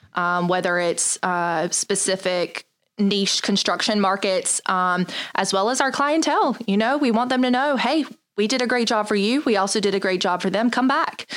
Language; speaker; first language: English; native; English